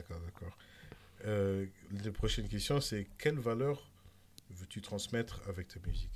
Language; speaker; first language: French; native; French